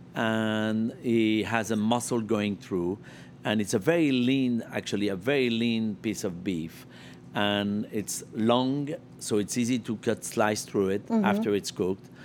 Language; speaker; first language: English; non-native, fluent; French